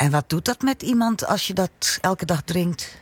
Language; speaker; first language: Dutch; native; Dutch